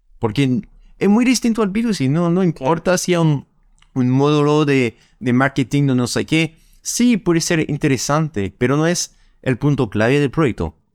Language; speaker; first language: Spanish; non-native, fluent; French